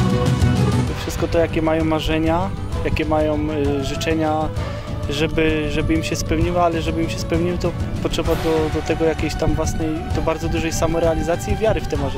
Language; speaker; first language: Polish; native; Polish